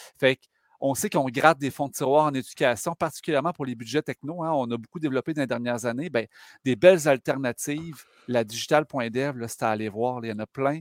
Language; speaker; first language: French; native; French